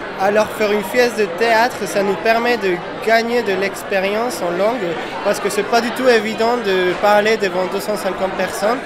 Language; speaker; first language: French; non-native, fluent; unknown